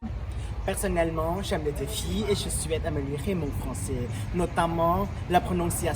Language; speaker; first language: French; non-native, fluent; Thai